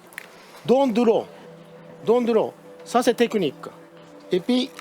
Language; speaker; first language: French; non-native, learner; Japanese